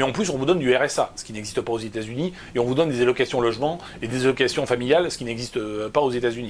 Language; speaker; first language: French; native; French